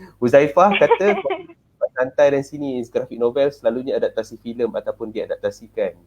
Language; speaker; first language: Malay; native; Malay